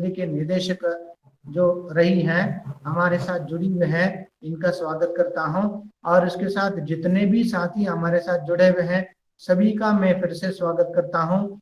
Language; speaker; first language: Hindi; non-native, local second language; Kannada